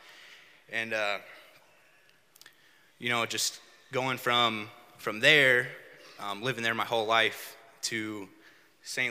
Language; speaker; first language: English; native; English